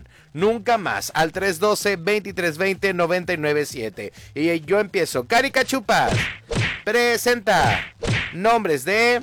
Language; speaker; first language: Spanish; native; Spanish